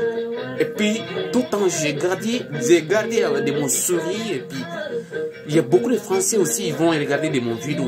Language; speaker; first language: French; non-native, learner; Bambara